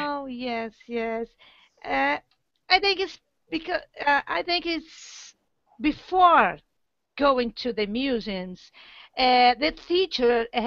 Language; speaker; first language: English; non-native, learner; Portuguese